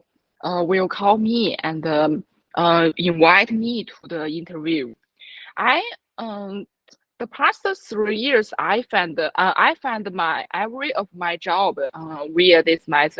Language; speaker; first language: English; non-native, fluent; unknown